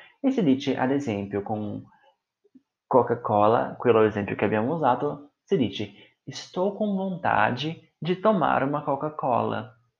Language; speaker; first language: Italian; non-native, fluent; Portuguese